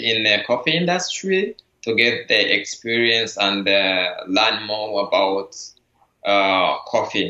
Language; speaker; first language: English; non-native, local second language; Kinyarwanda